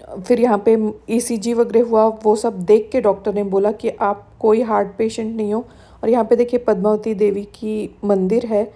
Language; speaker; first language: Hindi; native; Hindi